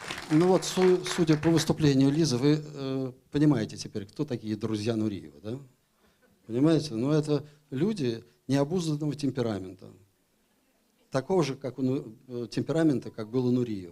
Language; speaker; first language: Russian; native; Russian